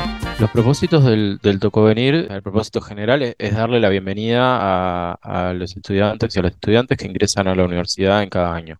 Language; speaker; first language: Spanish; native; Spanish